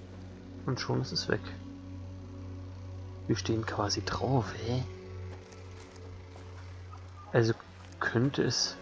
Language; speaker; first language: German; native; German